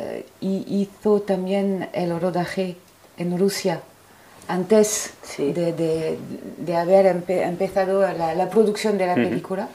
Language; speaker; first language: Spanish; non-native, fluent; French